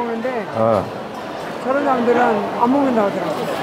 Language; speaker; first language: Korean; native; Korean